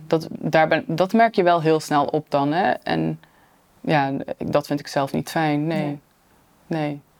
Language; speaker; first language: Dutch; early bilingual, other home language; Turkish